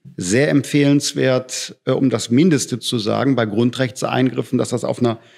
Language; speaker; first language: German; native; German